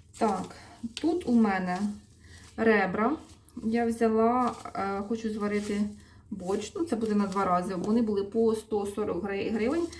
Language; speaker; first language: Ukrainian; non-native, local second language; Russian